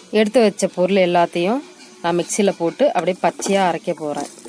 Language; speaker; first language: Tamil; native; Tamil